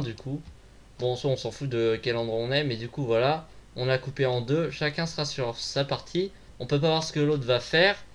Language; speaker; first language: French; native; French